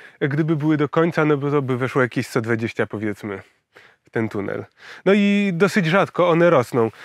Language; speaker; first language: Polish; native; Polish